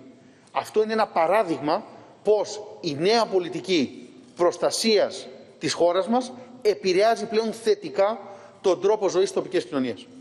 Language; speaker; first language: Greek; native; Greek